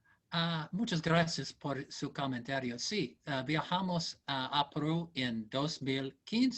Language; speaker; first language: Spanish; non-native, learner; English